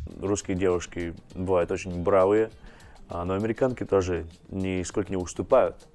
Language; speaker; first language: Russian; non-native, fluent; English